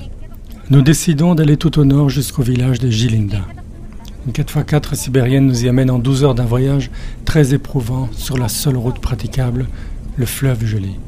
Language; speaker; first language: French; native; French